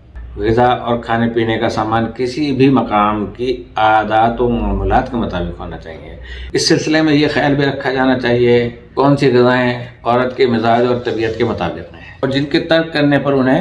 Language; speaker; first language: Urdu; native; Urdu